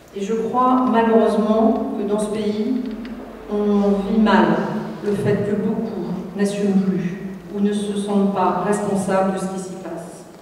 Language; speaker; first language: French; native; French